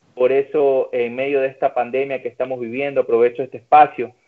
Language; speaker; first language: Spanish; native; Spanish